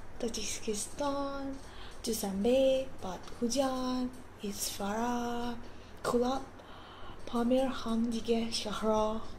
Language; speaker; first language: Persian; non-native, learner; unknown